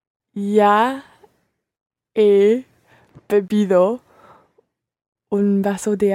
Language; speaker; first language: Spanish; non-native, learner; English